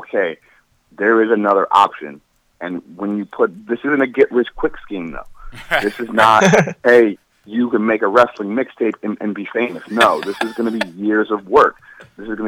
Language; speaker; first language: English; native; English